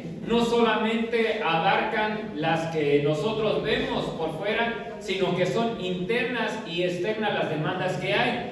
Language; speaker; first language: Spanish; native; Spanish